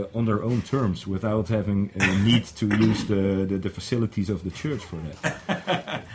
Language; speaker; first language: English; non-native, fluent; Dutch